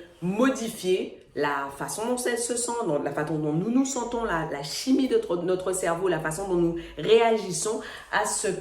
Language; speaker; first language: French; native; French